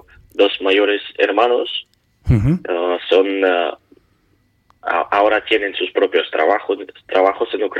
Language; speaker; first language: Spanish; non-native, learner; Ukrainian